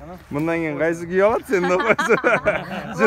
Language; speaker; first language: Kyrgyz; native; Kyrgyz